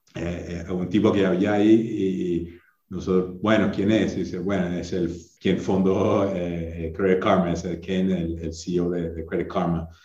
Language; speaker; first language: Spanish; non-native, fluent; English